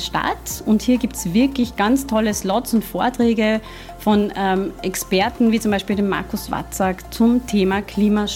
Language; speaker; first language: German; native; German